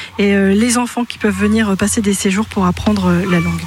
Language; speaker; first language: French; native; French